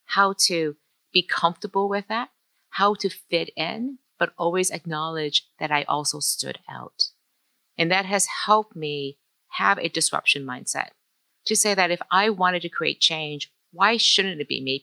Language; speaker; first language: English; early bilingual, other home language; Chinese